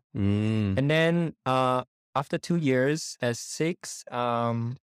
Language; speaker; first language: English; non-native, fluent; Chinese